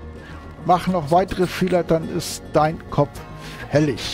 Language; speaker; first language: German; native; German